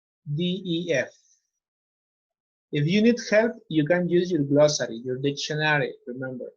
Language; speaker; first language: English; non-native, fluent; Spanish